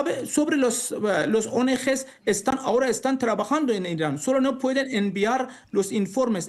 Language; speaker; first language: Spanish; non-native, learner; Persian